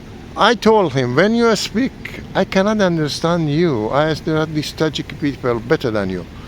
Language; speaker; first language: English; non-native, learner; Persian